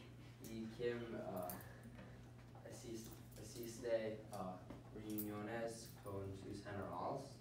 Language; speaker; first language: Spanish; non-native, learner; English